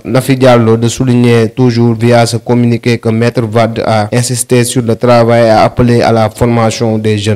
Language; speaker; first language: French; non-native, local second language; Wolof